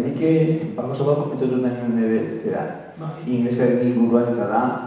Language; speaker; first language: Basque; non-native, local second language; Spanish